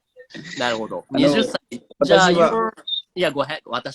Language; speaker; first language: Japanese; native; Japanese